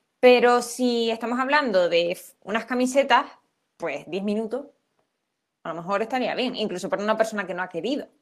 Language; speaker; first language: Spanish; native; Spanish